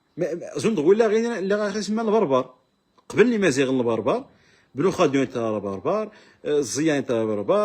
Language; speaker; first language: Arabic; non-native, local second language; Berber languages